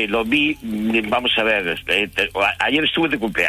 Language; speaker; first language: Spanish; native; Spanish